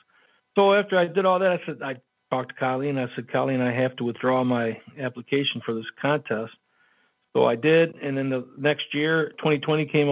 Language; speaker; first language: English; native; English